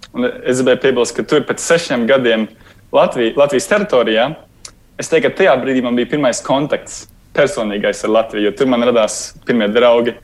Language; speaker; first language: Latvian; native; Latvian